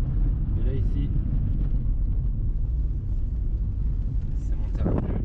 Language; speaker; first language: French; native; French